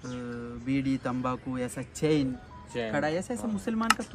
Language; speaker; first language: Hindi; non-native, local second language; Malayalam